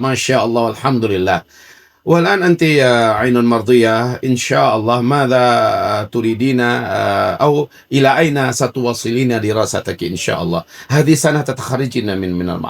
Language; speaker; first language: Arabic; non-native, fluent; Indonesian